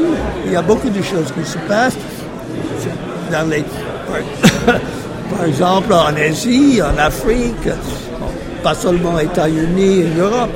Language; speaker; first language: French; non-native, fluent; English